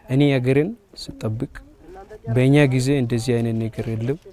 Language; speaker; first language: Amharic; early bilingual, heritage; Amharic